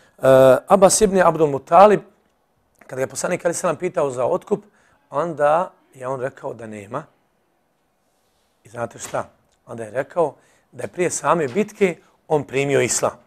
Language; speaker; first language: Serbian; native; Serbian